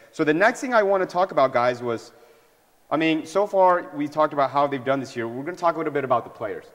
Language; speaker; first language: English; early bilingual, other home language; Chinese